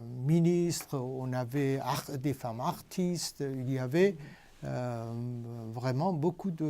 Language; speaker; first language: French; non-native, fluent; Persian